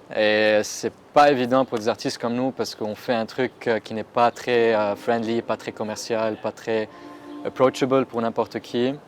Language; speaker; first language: French; non-native, local second language; Arabic